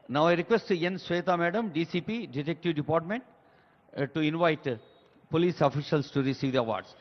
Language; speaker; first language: Telugu; native; Telugu